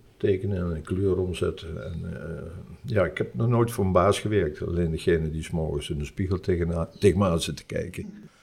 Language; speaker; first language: Dutch; native; Dutch